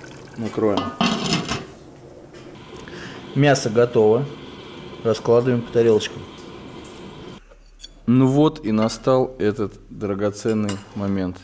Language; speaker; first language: Russian; native; Russian